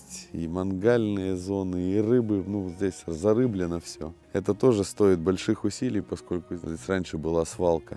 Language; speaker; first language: Russian; native; Russian